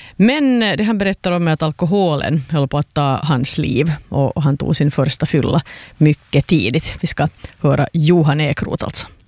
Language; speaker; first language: Swedish; native; Swedish